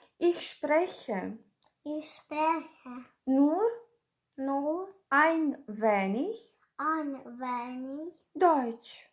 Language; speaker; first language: German; non-native, fluent; Ukrainian